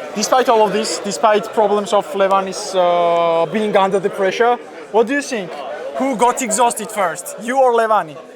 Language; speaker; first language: English; non-native, fluent; Georgian